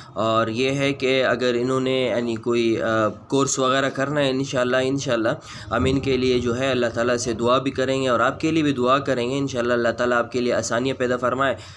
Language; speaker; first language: Urdu; non-native, local second language; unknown